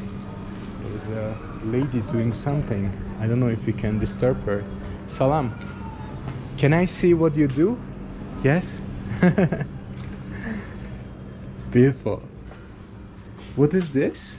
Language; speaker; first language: English; non-native, fluent; Azerbaijani